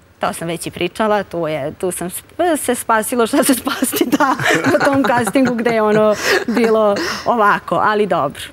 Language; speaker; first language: Serbian; native; Serbian